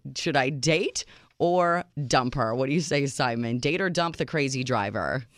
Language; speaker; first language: English; native; English